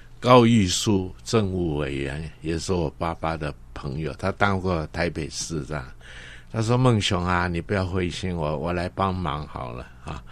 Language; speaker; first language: Chinese; non-native, local second language; Cantonese